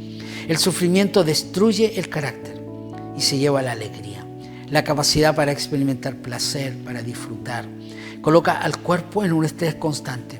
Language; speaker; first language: Spanish; native; Spanish